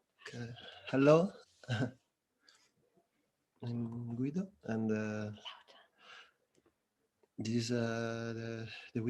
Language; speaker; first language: English; non-native, learner; Italian